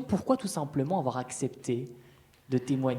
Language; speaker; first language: French; native; French